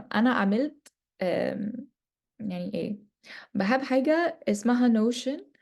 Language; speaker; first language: Egyptian Arabic; non-native, learner; English